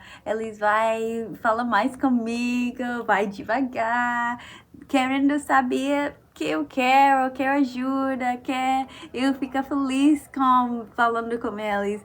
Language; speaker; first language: Portuguese; non-native, learner; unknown